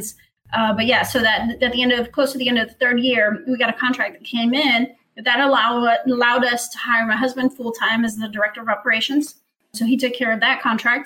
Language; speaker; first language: English; early bilingual, other home language; Spanish